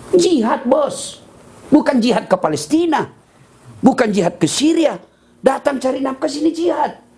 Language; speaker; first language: Malay; non-native, local second language; Buginese